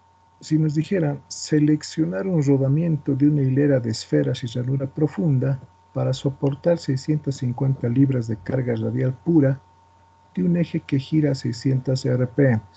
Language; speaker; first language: Spanish; native; Spanish